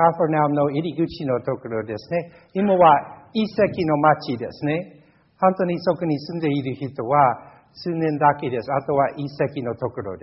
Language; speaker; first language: Japanese; non-native, fluent; English